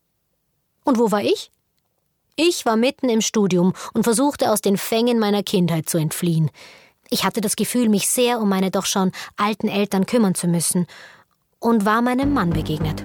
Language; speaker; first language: German; native; German